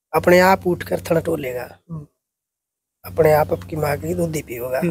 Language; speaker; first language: Hindi; native; Hindi